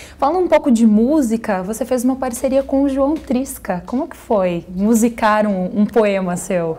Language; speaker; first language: Portuguese; native; Portuguese